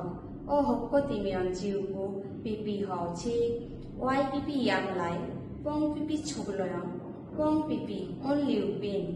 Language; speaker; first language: Cantonese; non-native, learner; Bangla